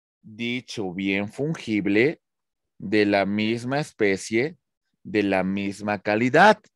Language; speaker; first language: Spanish; native; Spanish